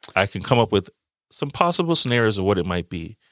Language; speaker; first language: English; early bilingual, other home language; Yoruba